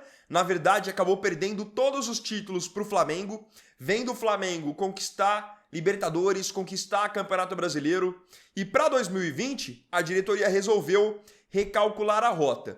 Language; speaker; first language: Portuguese; native; Portuguese